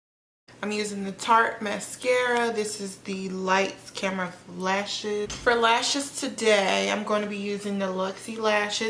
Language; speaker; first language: English; native; English